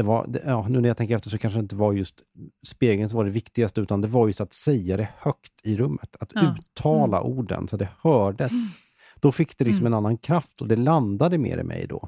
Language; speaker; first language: Swedish; native; Swedish